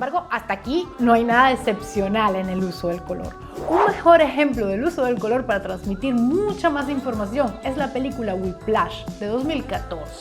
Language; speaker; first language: Spanish; native; Spanish